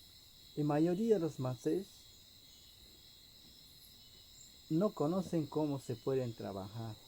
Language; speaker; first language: Spanish; non-native, local second language; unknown